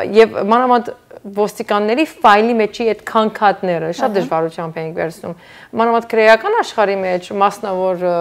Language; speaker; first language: Armenian; early bilingual, heritage; Armenian